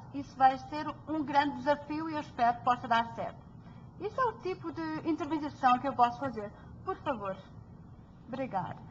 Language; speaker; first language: Portuguese; early bilingual, heritage; Portuguese